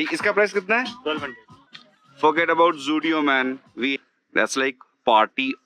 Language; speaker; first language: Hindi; non-native, local second language; Bangla